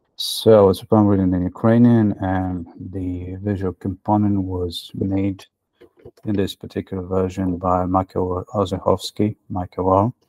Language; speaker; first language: English; non-native, fluent; Ukrainian